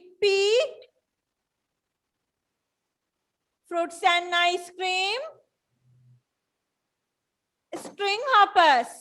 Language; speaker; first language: English; non-native, fluent; Sinhala